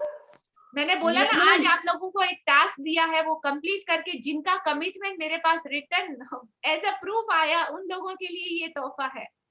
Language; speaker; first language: Hindi; native; Hindi